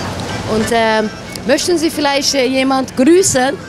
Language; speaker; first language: German; non-native, learner; Dutch